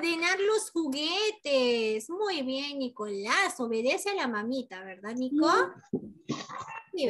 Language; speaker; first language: Spanish; native; Spanish